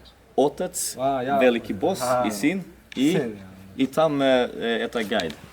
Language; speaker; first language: Russian; non-native, learner; Swedish